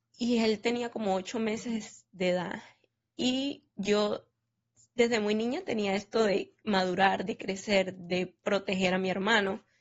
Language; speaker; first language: Spanish; native; Spanish